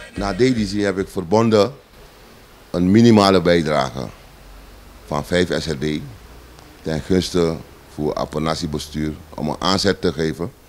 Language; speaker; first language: Dutch; non-native, local second language; Sranan Tongo